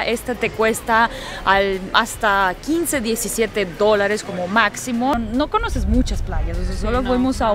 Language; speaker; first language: Spanish; early bilingual, heritage; Russian